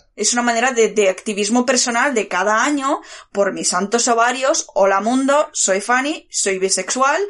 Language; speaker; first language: Spanish; early bilingual, other home language; Bulgarian